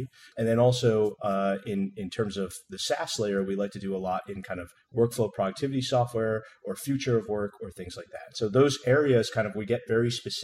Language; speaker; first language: English; native; English